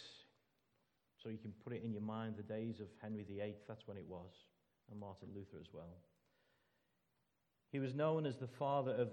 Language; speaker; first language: English; native; English